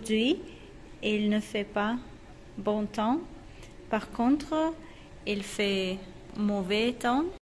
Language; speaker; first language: French; non-native, learner; Russian